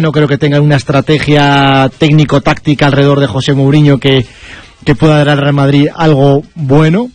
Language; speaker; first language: Spanish; native; Spanish